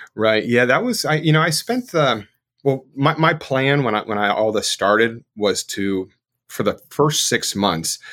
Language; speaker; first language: English; native; English